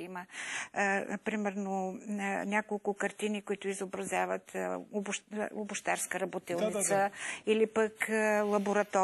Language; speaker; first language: Bulgarian; native; Bulgarian